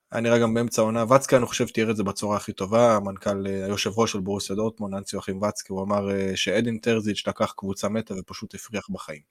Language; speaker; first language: Hebrew; native; Hebrew